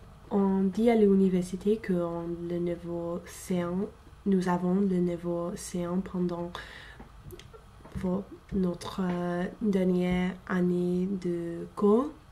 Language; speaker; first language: French; non-native, fluent; English